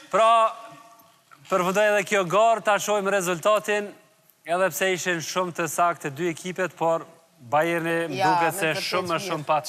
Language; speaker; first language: Albanian; native; Albanian